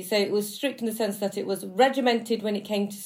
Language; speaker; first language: English; native; English